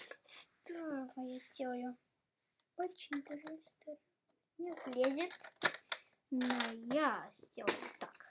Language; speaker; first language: Russian; early bilingual, heritage; Russian